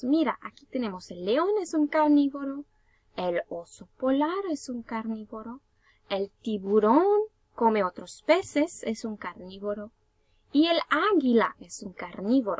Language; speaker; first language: Spanish; early bilingual, heritage; Spanish